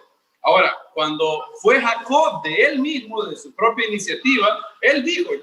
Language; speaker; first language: Spanish; native; Spanish